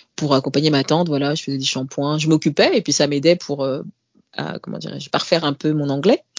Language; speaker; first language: French; native; French